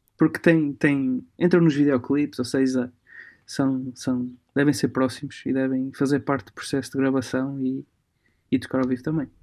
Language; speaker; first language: Portuguese; early bilingual, other home language; Romanian